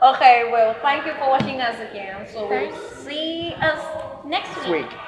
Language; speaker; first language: English; non-native, learner; Thai